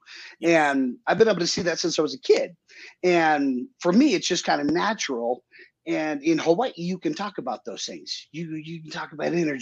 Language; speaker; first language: English; native; English